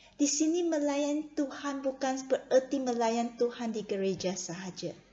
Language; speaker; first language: Malay; non-native, local second language; Chinese